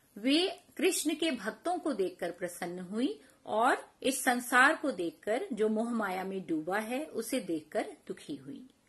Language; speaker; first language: Hindi; non-native, local second language; Punjabi